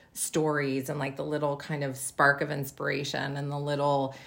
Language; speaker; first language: English; native; English